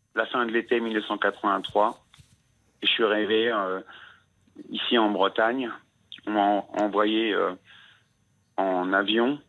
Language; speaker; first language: French; native; French